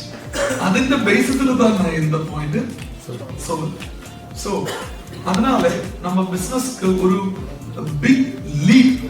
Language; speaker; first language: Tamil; non-native, local second language; Malayalam